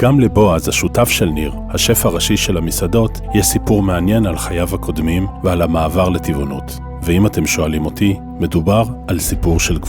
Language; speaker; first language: Hebrew; native; Hebrew